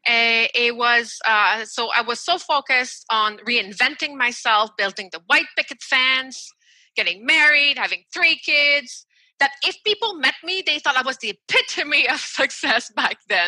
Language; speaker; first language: English; non-native, fluent; French